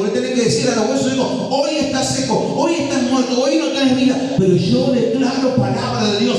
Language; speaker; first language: Spanish; native; Spanish